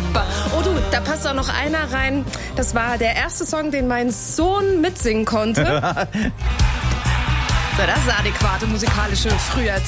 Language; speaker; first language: German; native; German